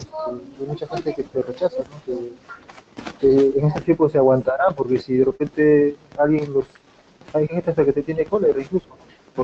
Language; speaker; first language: Spanish; native; Spanish